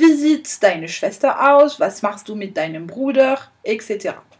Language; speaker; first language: German; non-native, fluent; French